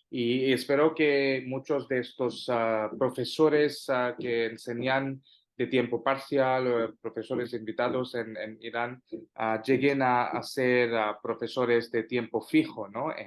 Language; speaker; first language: Spanish; non-native, fluent; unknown